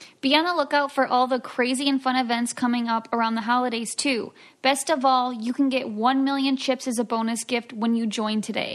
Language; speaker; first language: English; native; English